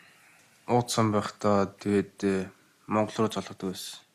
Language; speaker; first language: Mongolian; early bilingual, heritage; Mongolian